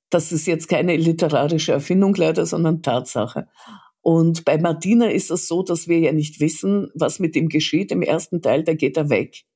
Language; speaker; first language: German; early bilingual, other home language; Russian